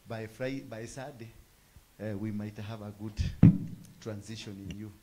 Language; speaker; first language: English; non-native, local second language; Swahili